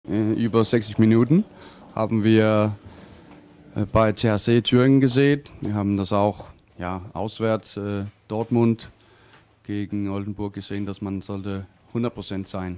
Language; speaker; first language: German; non-native, fluent; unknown